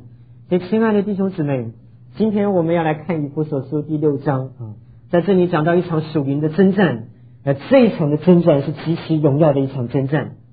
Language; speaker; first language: Chinese; native; Chinese